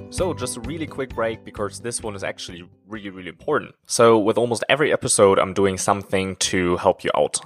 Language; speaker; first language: English; non-native, fluent; German